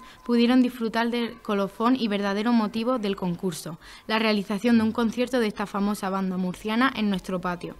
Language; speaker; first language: Spanish; native; Spanish